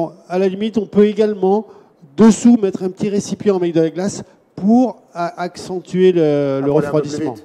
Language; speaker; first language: French; native; French